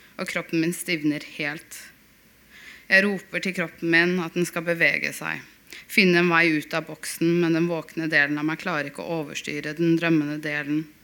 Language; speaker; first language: Norwegian; early bilingual, other home language; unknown